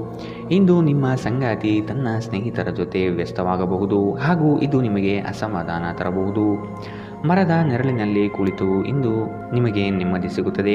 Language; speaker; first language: Kannada; native; Kannada